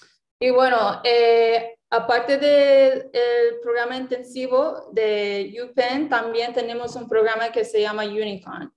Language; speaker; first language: Spanish; non-native, fluent; English